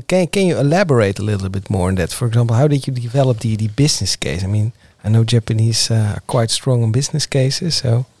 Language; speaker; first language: English; non-native, fluent; Dutch